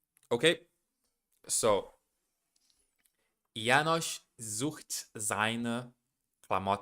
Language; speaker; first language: German; non-native, learner; Portuguese